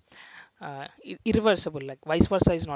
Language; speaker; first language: English; non-native, local second language; Telugu